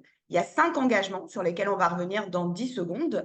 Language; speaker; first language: French; native; French